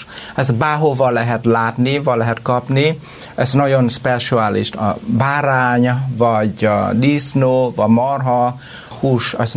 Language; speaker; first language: Hungarian; non-native, learner; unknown